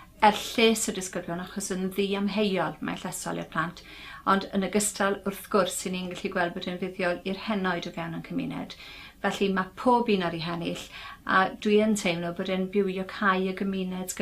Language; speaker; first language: Welsh; native; Welsh